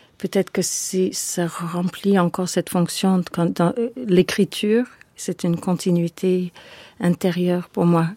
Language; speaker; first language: French; non-native, fluent; English